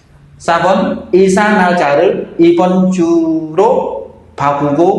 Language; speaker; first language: Korean; non-native, fluent; Khmer